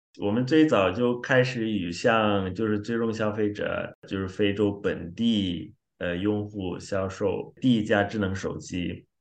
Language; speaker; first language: Chinese; non-native, fluent; Xhosa